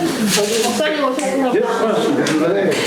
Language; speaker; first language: Korean; native; Korean